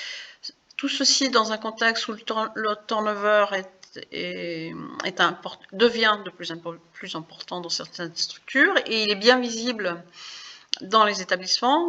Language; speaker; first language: French; native; French